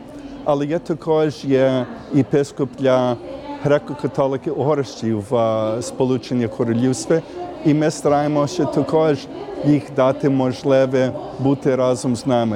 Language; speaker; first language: Ukrainian; early bilingual, heritage; Ukrainian